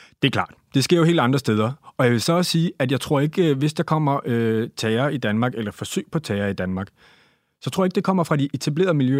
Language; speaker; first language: Danish; native; Danish